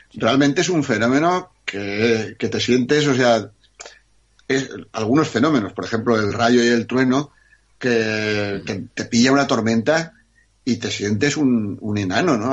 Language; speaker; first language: Spanish; native; Spanish